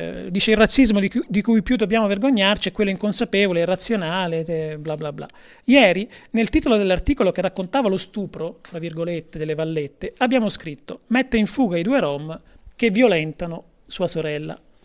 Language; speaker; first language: Italian; native; Italian